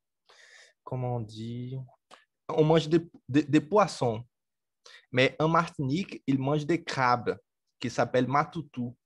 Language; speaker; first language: French; native; French